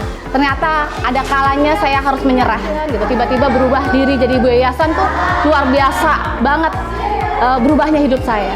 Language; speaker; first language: Indonesian; native; Indonesian